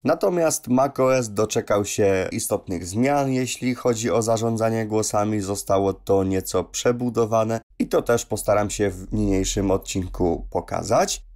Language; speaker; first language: Polish; native; Polish